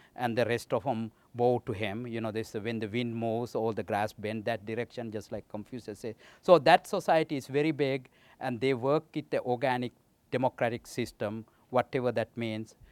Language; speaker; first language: English; non-native, local second language; Sinhala